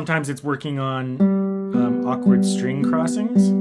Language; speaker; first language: English; native; English